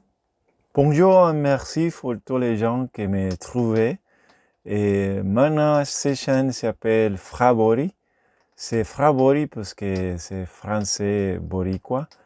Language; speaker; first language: French; non-native, learner; Spanish